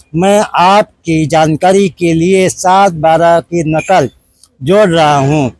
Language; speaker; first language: Hindi; non-native, local second language; Marathi